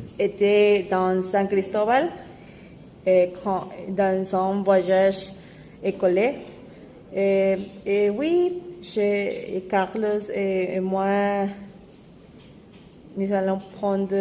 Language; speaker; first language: French; non-native, learner; Spanish